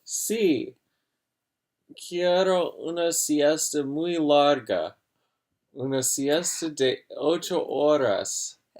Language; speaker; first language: Spanish; non-native, learner; English